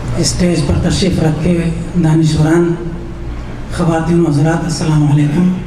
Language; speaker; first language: Urdu; native; Urdu